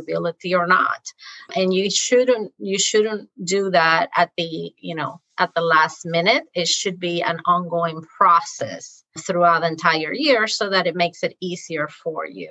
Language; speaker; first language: English; non-native, fluent; Spanish